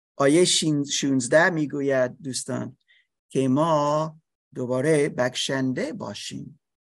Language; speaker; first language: Persian; non-native, learner; English